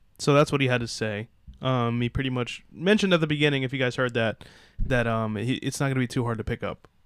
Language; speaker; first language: English; native; English